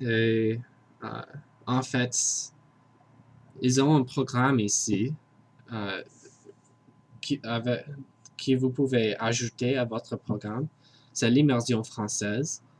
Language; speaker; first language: French; non-native, learner; English